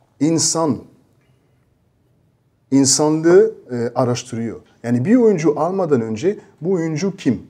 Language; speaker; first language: Turkish; non-native, fluent; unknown